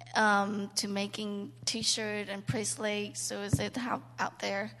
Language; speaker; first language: English; non-native, learner; Khmer